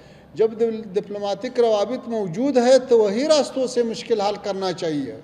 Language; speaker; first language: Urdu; non-native, fluent; Pashto